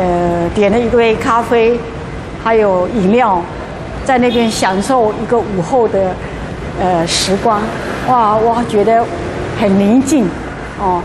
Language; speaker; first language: Chinese; native; Chinese